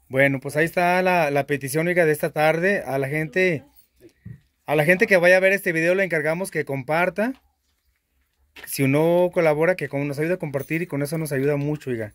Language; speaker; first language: Spanish; native; Spanish